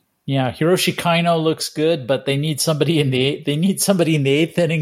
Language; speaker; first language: English; native; English